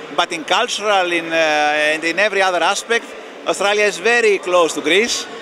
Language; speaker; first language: English; non-native, fluent; Greek